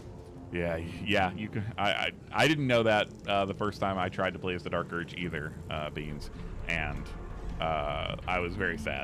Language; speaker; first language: English; native; English